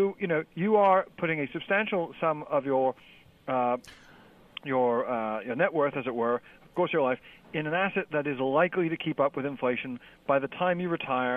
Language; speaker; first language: English; native; English